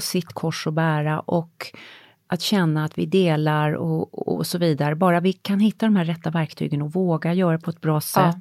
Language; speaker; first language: Swedish; native; Swedish